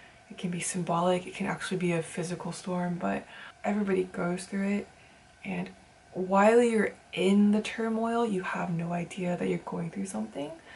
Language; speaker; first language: English; early bilingual, other home language; Korean